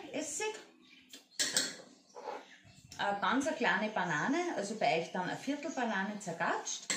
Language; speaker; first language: German; native; German